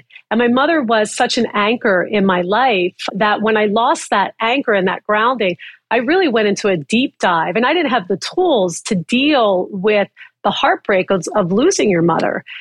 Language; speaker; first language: English; native; English